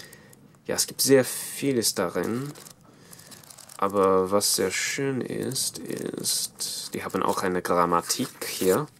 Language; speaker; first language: German; non-native, fluent; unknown